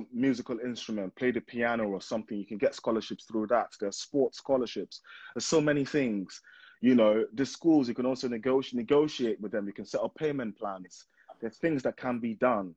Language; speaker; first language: English; non-native, local second language; Yoruba